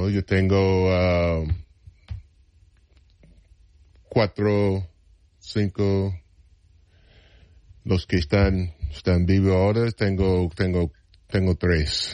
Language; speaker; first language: Spanish; non-native, fluent; English